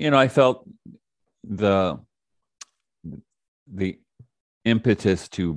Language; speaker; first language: English; native; English